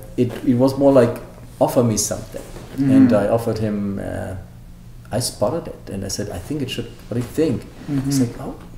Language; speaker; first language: English; non-native, fluent; German